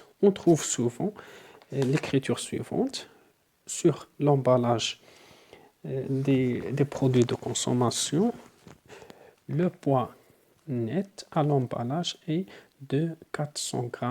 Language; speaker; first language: French; non-native, local second language; Arabic